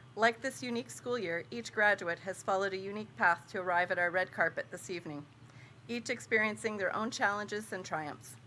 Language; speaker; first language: English; native; English